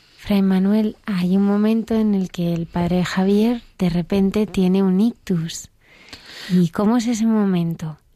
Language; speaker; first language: Spanish; native; Spanish